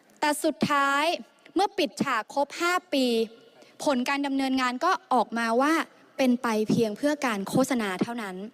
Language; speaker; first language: Thai; native; Thai